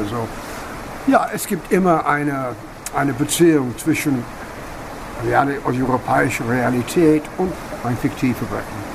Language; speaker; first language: German; non-native, learner; English